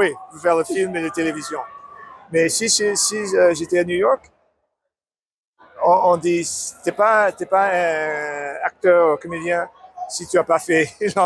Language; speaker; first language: French; non-native, learner; English